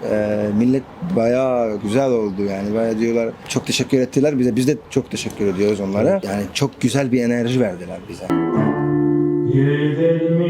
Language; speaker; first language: Turkish; non-native, learner; Arabic